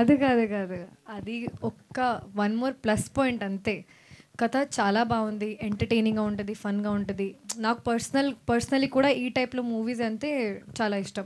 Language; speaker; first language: Telugu; non-native, local second language; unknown